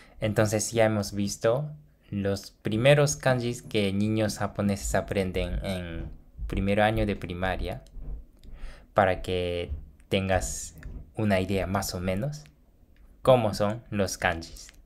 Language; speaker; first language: Spanish; non-native, fluent; Japanese